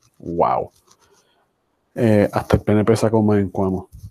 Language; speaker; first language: Spanish; early bilingual, heritage; Spanish